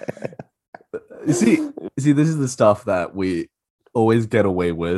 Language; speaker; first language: English; non-native, local second language; Cantonese